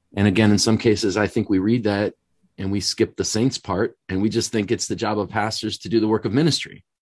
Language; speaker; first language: English; native; English